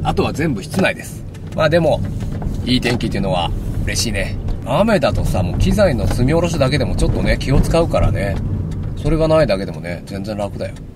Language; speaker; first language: Japanese; native; Japanese